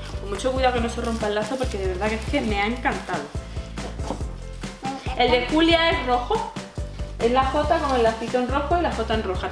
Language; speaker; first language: Spanish; native; Spanish